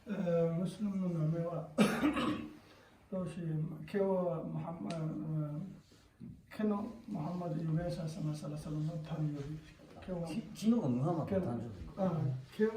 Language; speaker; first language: Japanese; non-native, learner; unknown